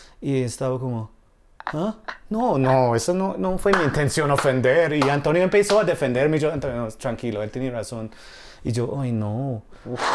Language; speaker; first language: Spanish; non-native, fluent; English